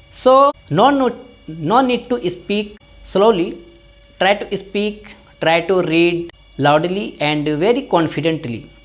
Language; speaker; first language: English; non-native, learner; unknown